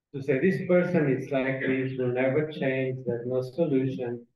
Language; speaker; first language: English; non-native, fluent; Portuguese